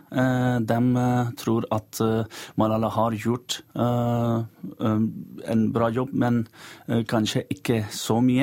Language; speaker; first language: Norwegian; non-native, fluent; Urdu